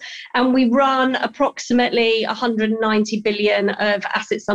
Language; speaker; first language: English; native; English